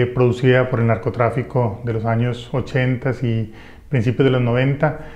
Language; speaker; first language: Spanish; native; Spanish